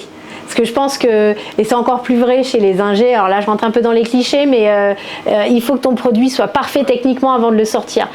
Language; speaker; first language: French; native; French